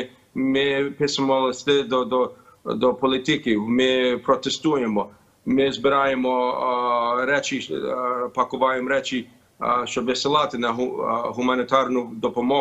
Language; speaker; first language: Ukrainian; early bilingual, heritage; Ukrainian